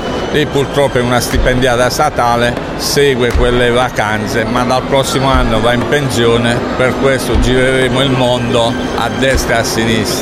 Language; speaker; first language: Italian; native; Italian